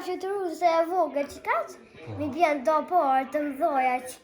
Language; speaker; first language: Albanian; native; Albanian